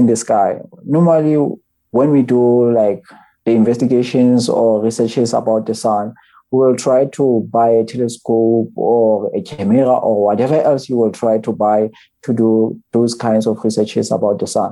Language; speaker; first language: English; non-native, local second language; Southern Sotho